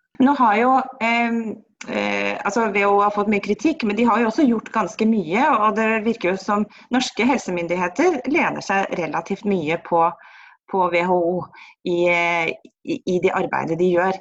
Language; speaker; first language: Norwegian; native; Norwegian